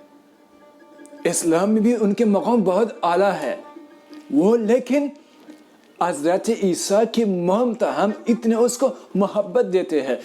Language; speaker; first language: Urdu; non-native, fluent; Persian